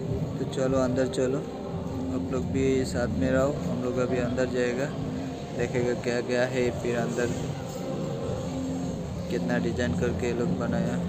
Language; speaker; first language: Hindi; non-native, fluent; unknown